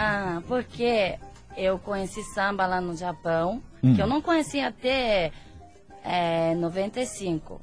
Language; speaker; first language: Portuguese; non-native, fluent; Japanese